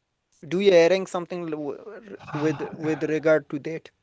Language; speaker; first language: English; non-native, fluent; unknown